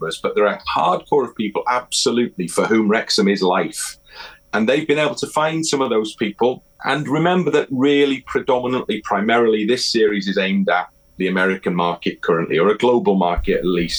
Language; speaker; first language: English; native; English